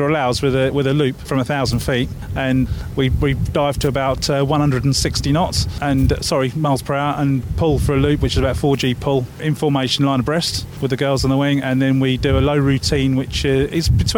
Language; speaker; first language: English; native; English